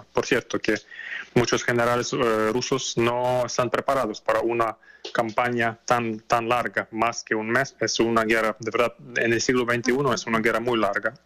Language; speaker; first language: Spanish; non-native, fluent; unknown